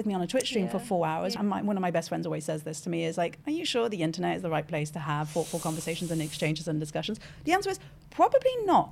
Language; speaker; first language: English; non-native, fluent; French